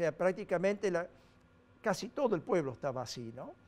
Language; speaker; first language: Spanish; native; Spanish